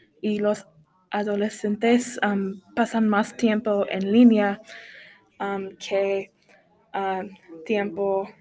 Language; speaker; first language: Spanish; non-native, learner; English